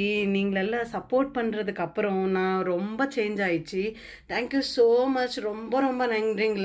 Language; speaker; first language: Tamil; non-native, learner; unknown